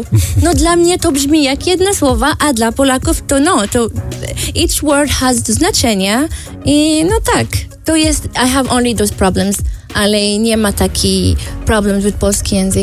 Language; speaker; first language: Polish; non-native, learner; Arabic